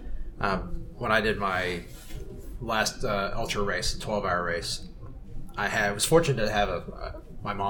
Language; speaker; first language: English; native; English